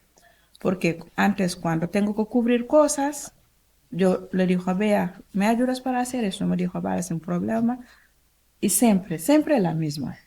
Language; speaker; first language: Spanish; non-native, learner; Wolof